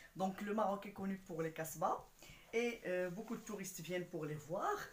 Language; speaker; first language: French; non-native, local second language; Arabic